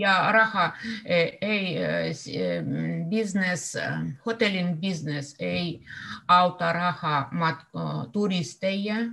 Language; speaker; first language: Finnish; non-native, learner; Russian